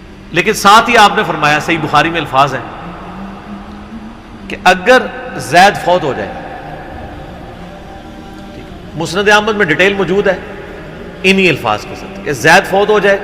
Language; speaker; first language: Urdu; non-native, local second language; Punjabi